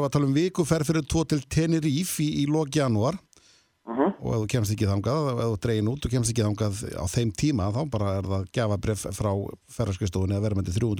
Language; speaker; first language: Icelandic; native; Icelandic